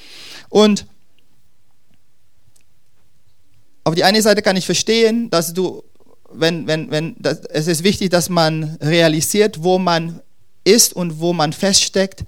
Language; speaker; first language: German; non-native, fluent; Dutch